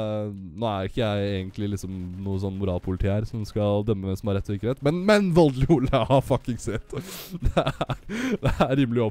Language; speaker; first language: Norwegian; native; Norwegian